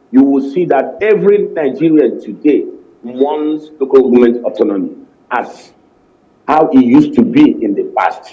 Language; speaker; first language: English; non-native, local second language; Igbo